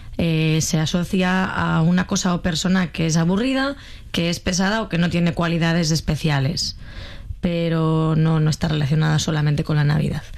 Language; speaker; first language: Spanish; native; Spanish